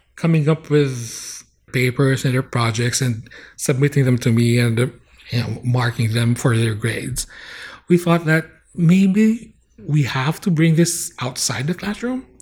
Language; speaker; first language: English; non-native, local second language; Bikol